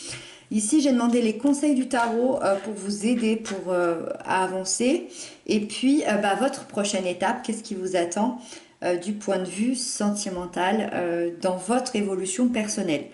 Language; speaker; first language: French; native; French